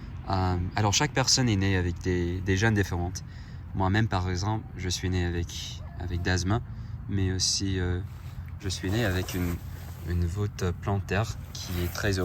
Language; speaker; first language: French; non-native, fluent; English